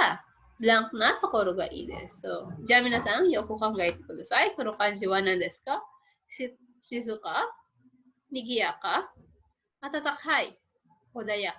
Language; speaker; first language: Japanese; non-native, fluent; Filipino